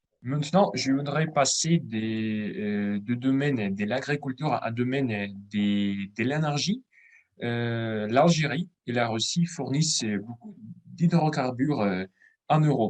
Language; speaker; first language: French; non-native, fluent; Russian